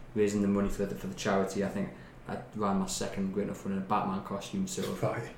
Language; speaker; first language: English; native; English